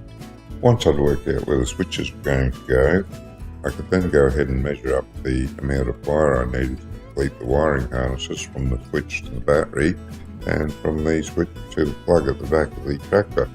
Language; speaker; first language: English; native; English